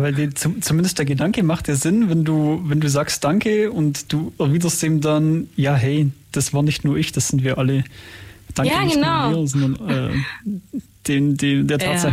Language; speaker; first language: German; native; German